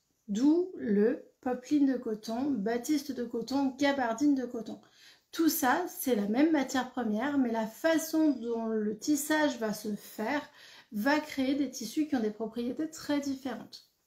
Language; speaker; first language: French; native; French